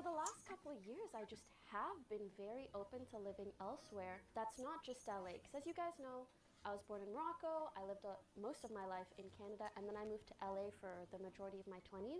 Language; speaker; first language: English; early bilingual, other home language; French